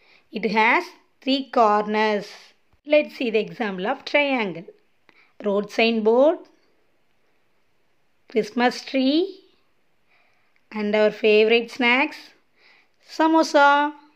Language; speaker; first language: English; non-native, local second language; Tamil